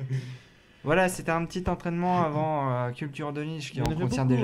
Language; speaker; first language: French; native; French